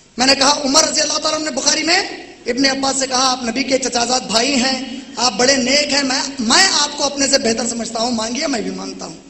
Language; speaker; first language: Urdu; native; Urdu